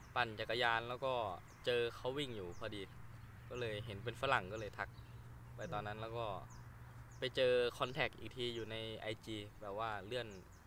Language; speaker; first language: Thai; native; Thai